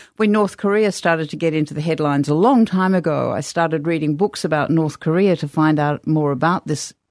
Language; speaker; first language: English; native; English